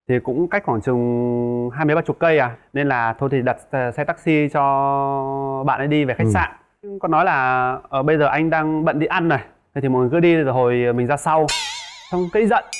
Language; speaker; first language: Vietnamese; non-native, local second language; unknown